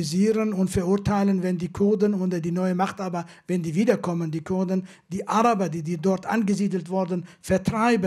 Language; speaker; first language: German; non-native, fluent; Kurdish